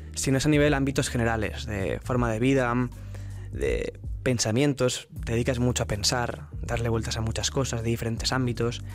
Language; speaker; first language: Spanish; native; Spanish